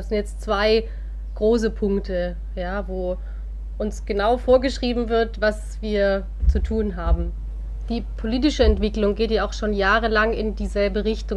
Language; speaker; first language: German; native; German